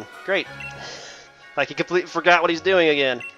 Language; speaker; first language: English; native; English